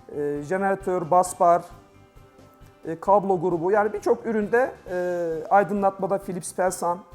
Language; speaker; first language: Turkish; native; Turkish